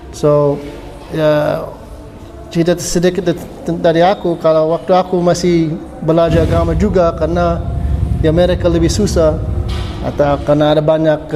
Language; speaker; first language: Indonesian; non-native, fluent; English